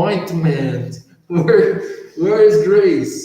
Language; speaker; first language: English; non-native, fluent; Portuguese